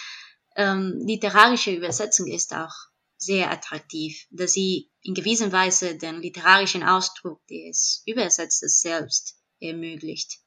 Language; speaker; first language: German; non-native, fluent; Spanish